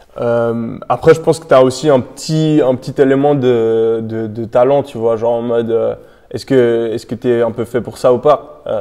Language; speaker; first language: French; native; French